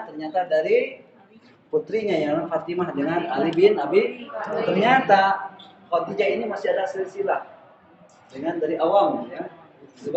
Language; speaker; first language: Indonesian; non-native, local second language; Sundanese